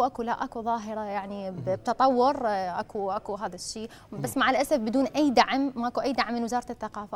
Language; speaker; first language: Arabic; native; Arabic